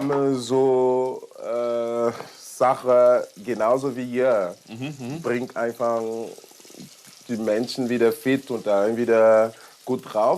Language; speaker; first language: German; non-native, learner; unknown